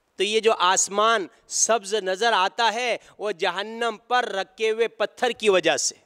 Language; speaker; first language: Urdu; native; Urdu